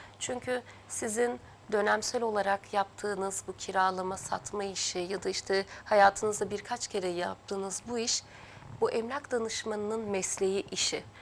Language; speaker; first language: Turkish; early bilingual, heritage; Turkish